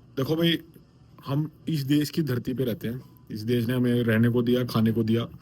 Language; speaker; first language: Hindi; native; Hindi